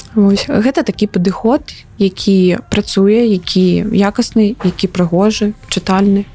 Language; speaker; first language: Belarusian; non-native, local second language; Russian